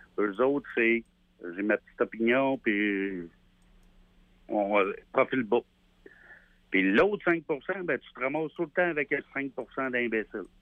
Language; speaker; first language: French; native; French